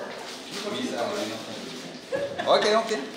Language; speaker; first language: French; native; French